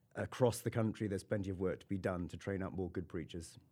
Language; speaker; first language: English; native; English